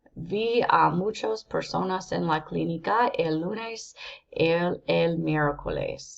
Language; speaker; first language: Spanish; non-native, learner; English